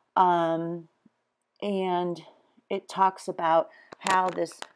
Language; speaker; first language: English; native; English